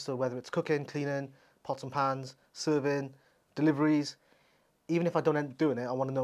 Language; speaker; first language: English; native; English